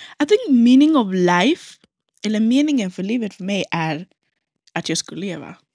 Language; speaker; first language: Swedish; non-native, local second language; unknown